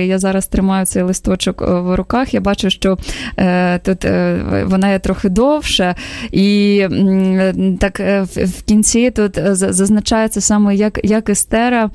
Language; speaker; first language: Ukrainian; native; Ukrainian